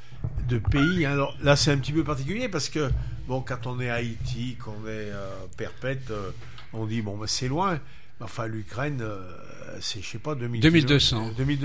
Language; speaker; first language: French; native; French